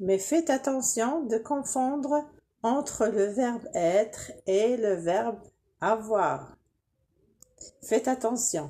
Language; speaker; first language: French; non-native, local second language; Arabic